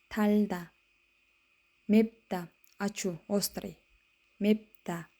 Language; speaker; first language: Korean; non-native, fluent; Kyrgyz